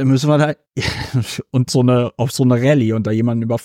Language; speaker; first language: German; native; German